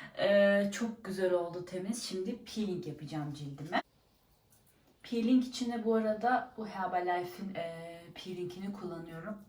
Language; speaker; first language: Turkish; native; Turkish